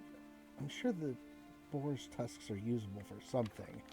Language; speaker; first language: English; native; English